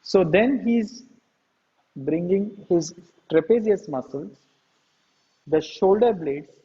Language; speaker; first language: English; non-native, local second language; Marathi